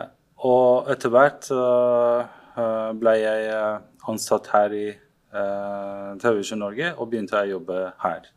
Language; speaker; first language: Norwegian; non-native, fluent; Persian